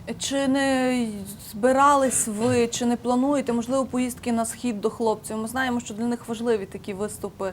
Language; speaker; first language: Ukrainian; native; Ukrainian